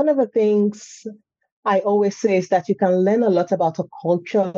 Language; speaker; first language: English; non-native, local second language; Yoruba